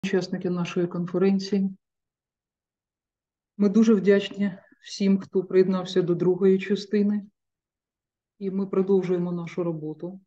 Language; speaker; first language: Ukrainian; native; Ukrainian